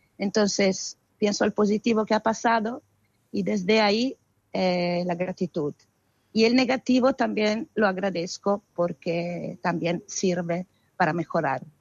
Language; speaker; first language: Spanish; non-native, fluent; Italian